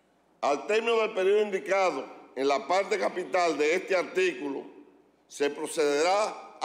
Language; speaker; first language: Spanish; native; Spanish